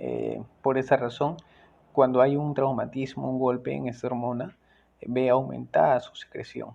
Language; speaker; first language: Spanish; native; Spanish